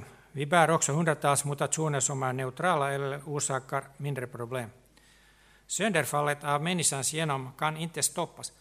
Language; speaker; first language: Swedish; non-native, local second language; Finnish